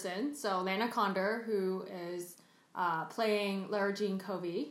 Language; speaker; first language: English; early bilingual, other home language; Cantonese